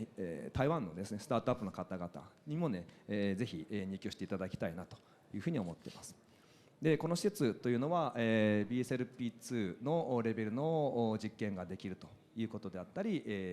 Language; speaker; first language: Japanese; native; Japanese